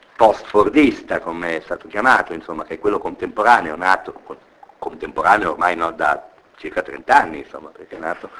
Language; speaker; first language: Italian; native; Italian